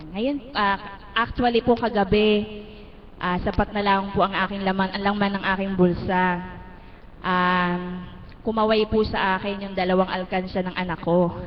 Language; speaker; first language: Filipino; native; Filipino